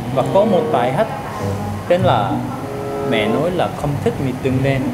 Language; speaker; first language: Vietnamese; non-native, fluent; Korean